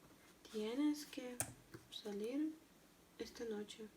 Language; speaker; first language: Spanish; non-native, learner; Russian